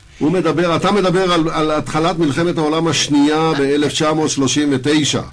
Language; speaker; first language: Hebrew; native; Hebrew